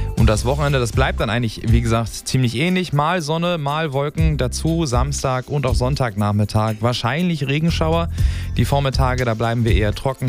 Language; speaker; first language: German; native; German